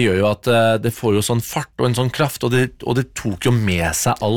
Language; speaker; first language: Norwegian; native; Norwegian